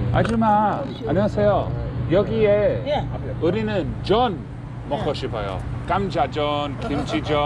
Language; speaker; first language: Korean; non-native, learner; English